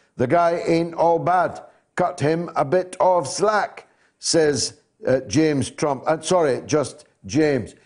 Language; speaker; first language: English; native; English